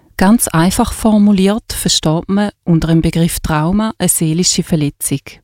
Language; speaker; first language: German; native; German